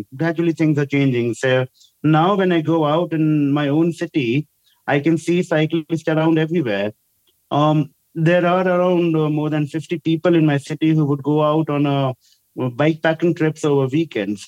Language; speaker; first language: English; non-native, local second language; Hindi